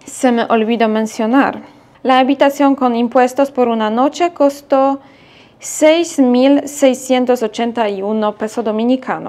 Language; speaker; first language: Spanish; non-native, fluent; Polish